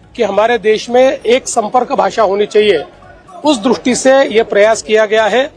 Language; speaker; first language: Hindi; non-native, local second language; Marathi